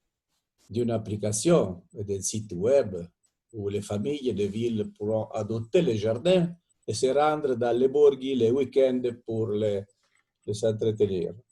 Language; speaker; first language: French; non-native, fluent; Italian